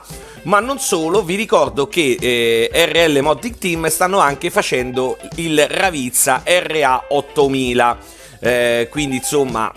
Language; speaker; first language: Italian; native; Italian